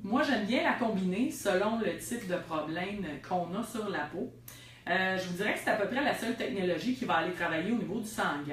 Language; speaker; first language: French; native; French